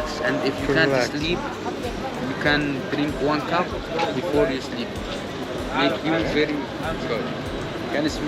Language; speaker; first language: English; non-native, learner; Arabic